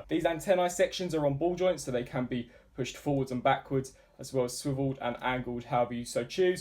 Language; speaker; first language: English; native; English